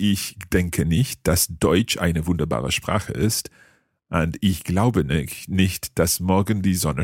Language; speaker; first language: German; non-native, fluent; English